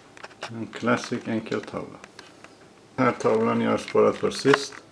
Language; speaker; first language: Swedish; non-native, learner; Persian